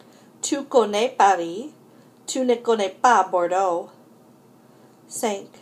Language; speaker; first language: French; non-native, fluent; English